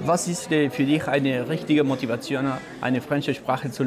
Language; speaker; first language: German; non-native, learner; Spanish